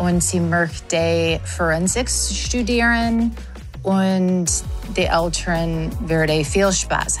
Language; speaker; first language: German; non-native, learner; English